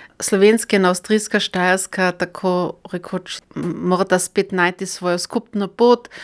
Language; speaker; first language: Slovenian; non-native, fluent; German